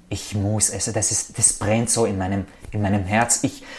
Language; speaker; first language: German; non-native, fluent; Arabic